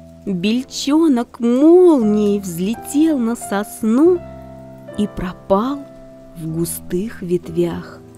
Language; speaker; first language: Russian; native; Russian